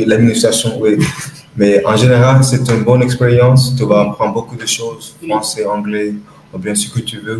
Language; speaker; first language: French; non-native, learner; English